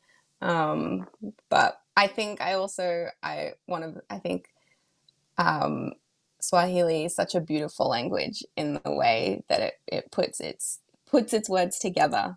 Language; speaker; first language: English; native; English